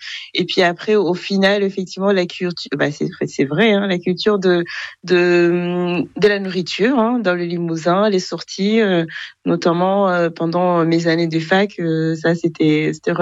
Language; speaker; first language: French; non-native, local second language; Kinyarwanda